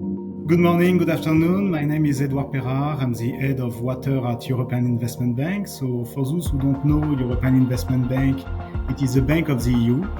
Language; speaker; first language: English; non-native, fluent; French